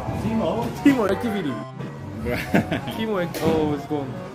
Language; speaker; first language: English; non-native, learner; Korean